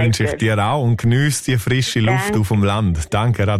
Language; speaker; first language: German; native; German